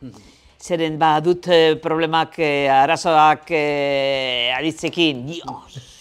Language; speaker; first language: Basque; non-native, local second language; Spanish